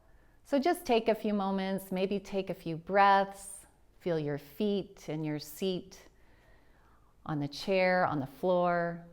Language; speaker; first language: English; native; English